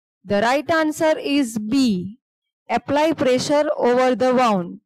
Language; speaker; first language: English; non-native, local second language; Gujarati